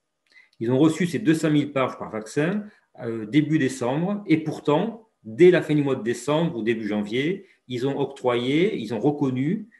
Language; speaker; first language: French; native; French